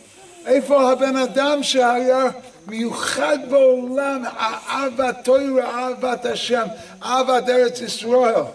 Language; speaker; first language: Hebrew; non-native, fluent; English